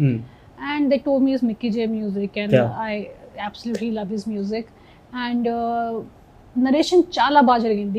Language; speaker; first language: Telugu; non-native, local second language; Hindi